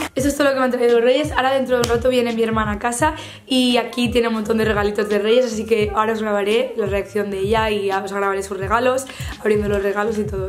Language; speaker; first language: Spanish; native; Spanish